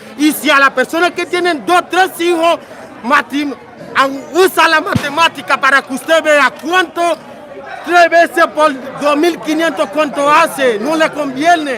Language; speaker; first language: Spanish; non-native, learner; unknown